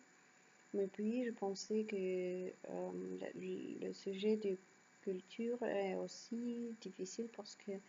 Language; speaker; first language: French; non-native, learner; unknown